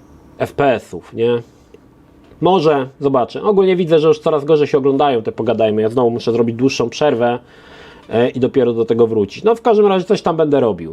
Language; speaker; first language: Polish; native; Polish